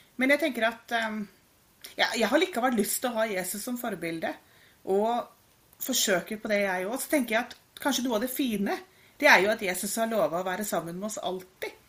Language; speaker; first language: Norwegian; native; Norwegian